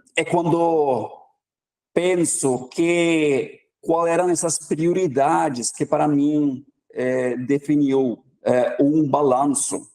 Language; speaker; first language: Portuguese; non-native, fluent; Norwegian